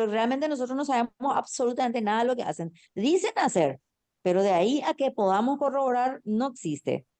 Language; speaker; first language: Spanish; native; Spanish